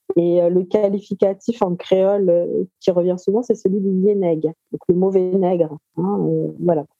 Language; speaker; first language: French; native; French